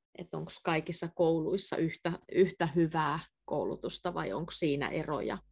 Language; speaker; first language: Finnish; native; Finnish